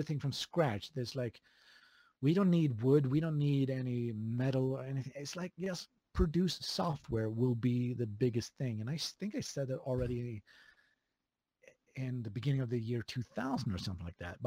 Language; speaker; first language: English; non-native, fluent; Swedish